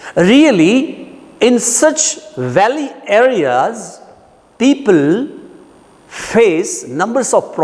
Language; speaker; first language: English; non-native, local second language; Marathi